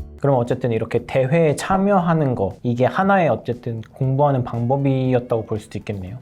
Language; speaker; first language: Korean; native; Korean